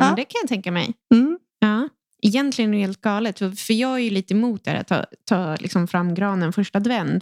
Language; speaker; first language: Swedish; native; Swedish